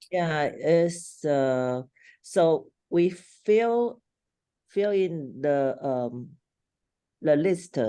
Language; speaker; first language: English; non-native, learner; Chinese